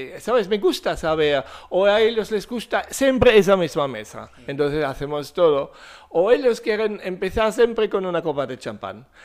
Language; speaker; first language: Spanish; non-native, fluent; German